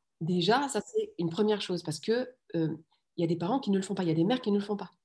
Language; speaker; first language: French; early bilingual, other home language; Riffian